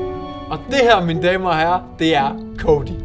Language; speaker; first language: Danish; native; Danish